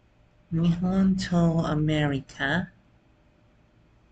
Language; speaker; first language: Japanese; non-native, learner; English